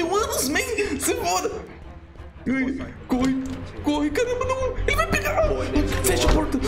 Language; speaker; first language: Portuguese; native; Portuguese